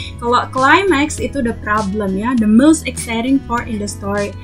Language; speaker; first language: English; non-native, fluent; Indonesian